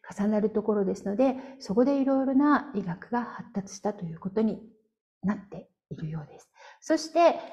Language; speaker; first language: Japanese; native; Japanese